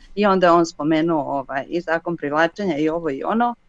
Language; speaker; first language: Serbian; native; Serbian